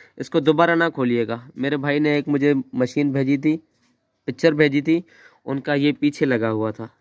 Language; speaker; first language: Urdu; non-native, local second language; Sindhi